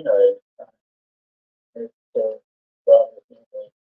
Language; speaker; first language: English; non-native, learner; Spanish